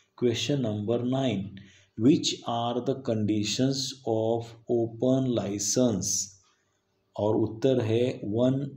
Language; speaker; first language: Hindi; non-native, local second language; Marathi